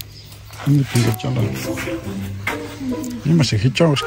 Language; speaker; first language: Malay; non-native, learner; Spanish